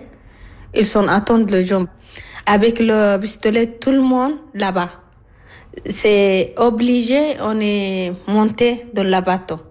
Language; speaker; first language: French; non-native, learner; Arabic